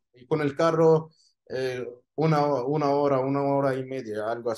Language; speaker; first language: Spanish; non-native, fluent; Arabic